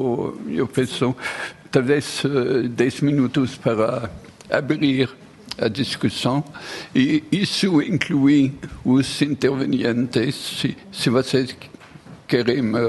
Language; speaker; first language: Portuguese; non-native, fluent; French